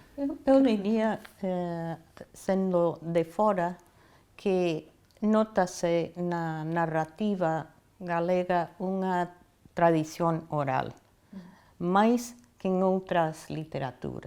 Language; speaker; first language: Galician; non-native, fluent; English